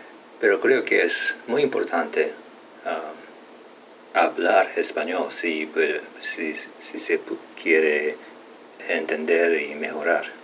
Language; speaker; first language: Spanish; non-native, learner; Japanese